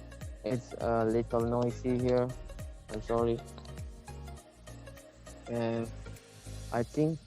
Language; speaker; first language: English; non-native, learner; Indonesian